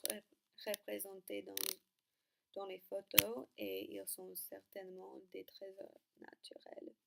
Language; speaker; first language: French; non-native, learner; English